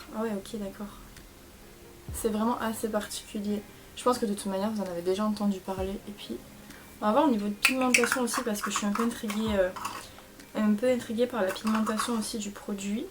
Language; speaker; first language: French; native; French